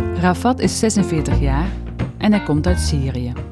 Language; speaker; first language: Dutch; native; Dutch